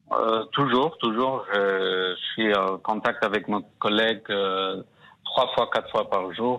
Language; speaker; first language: French; non-native, fluent; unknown